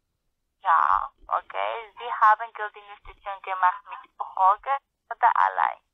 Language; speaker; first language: German; non-native, learner; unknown